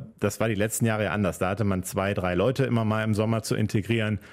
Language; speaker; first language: German; native; German